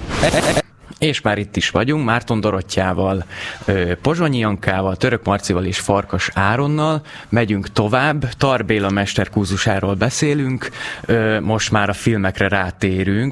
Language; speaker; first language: Hungarian; native; Hungarian